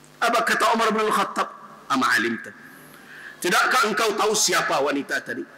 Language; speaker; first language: Malay; non-native, local second language; Minangkabau